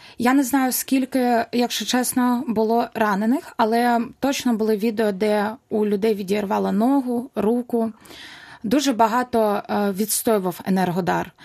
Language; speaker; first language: Ukrainian; non-native, local second language; Russian